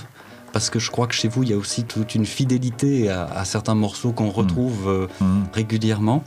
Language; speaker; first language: French; native; French